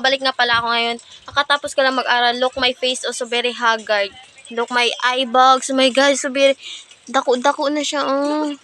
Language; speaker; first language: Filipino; non-native, local second language; Cebuano